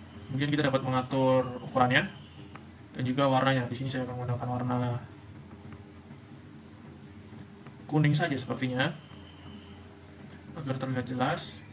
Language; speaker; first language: Indonesian; native; Indonesian